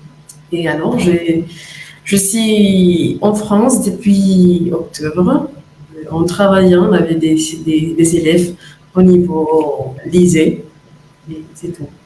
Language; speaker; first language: French; non-native, fluent; Spanish